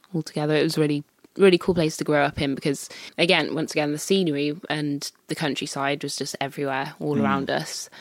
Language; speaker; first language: English; native; English